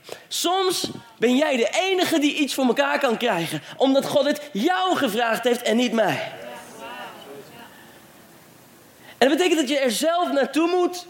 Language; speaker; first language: Dutch; native; Dutch